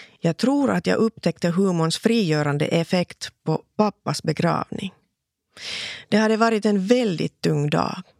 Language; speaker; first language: Swedish; non-native, local second language; Finnish